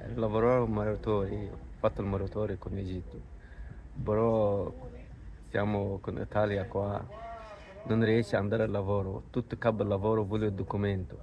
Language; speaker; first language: Italian; non-native, learner; Arabic